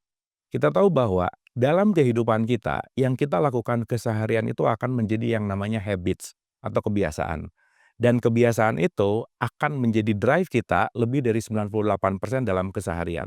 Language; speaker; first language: Indonesian; native; Indonesian